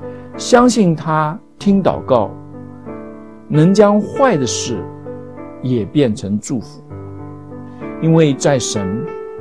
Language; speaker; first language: Chinese; native; Chinese